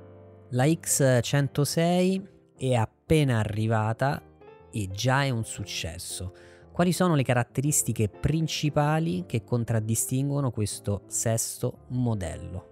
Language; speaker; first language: Italian; native; Italian